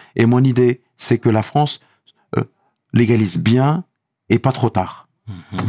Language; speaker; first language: French; non-native, local second language; Arabic